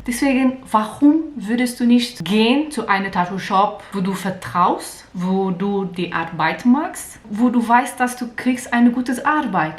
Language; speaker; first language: German; non-native, learner; Portuguese